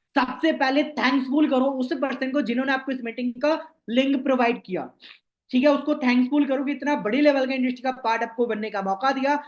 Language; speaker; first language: Hindi; non-native, local second language; Bangla